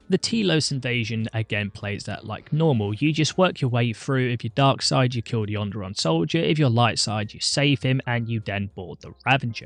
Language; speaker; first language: English; native; English